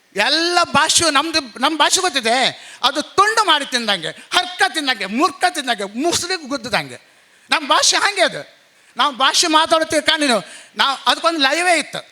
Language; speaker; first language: Kannada; native; Kannada